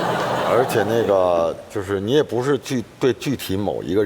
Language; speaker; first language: Chinese; native; Chinese